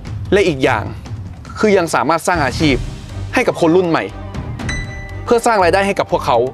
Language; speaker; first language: Thai; native; Thai